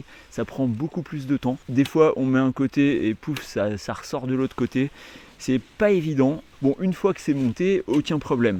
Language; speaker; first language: French; native; French